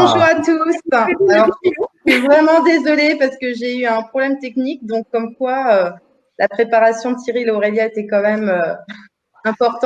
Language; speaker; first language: French; native; French